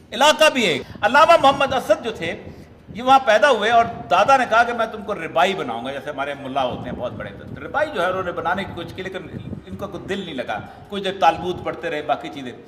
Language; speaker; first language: Urdu; non-native, local second language; Punjabi